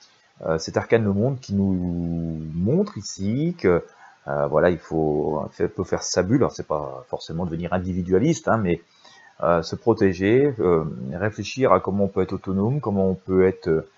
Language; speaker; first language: French; native; French